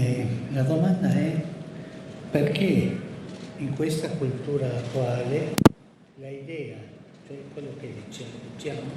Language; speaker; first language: Italian; non-native, fluent; Spanish